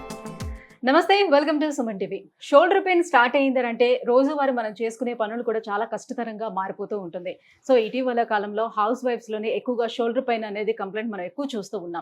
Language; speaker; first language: Telugu; native; Telugu